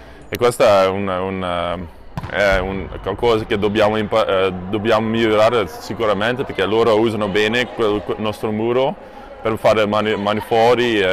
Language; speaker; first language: Italian; non-native, fluent; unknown